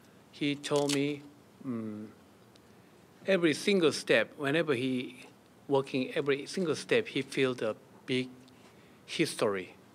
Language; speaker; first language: English; non-native, learner; Korean